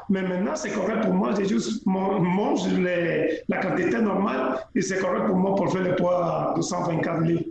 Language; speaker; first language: French; non-native, fluent; Spanish